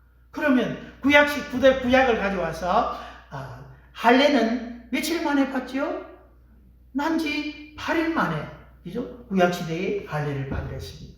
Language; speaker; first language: Korean; native; Korean